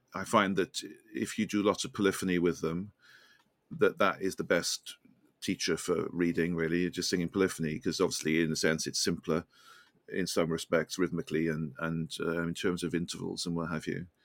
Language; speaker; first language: English; native; English